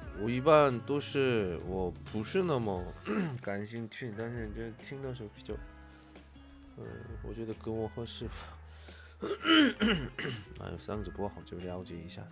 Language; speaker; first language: Chinese; non-native, learner; Korean